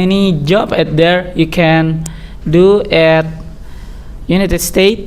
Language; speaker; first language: English; non-native, learner; Indonesian